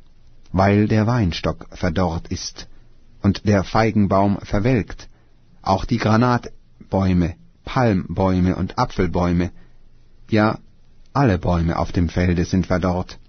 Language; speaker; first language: German; native; German